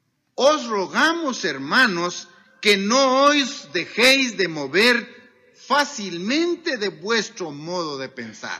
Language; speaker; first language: Spanish; native; Spanish